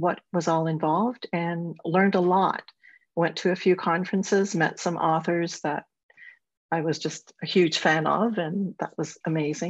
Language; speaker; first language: English; native; English